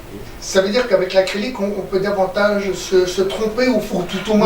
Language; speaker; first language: French; native; French